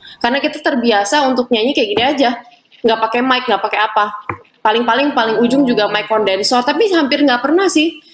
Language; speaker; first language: Indonesian; native; Indonesian